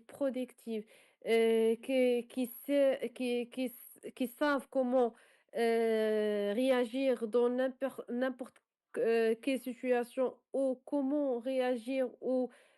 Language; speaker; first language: French; non-native, local second language; Arabic